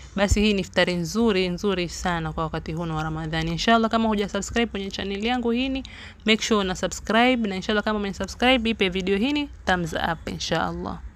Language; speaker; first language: Swahili; native; Swahili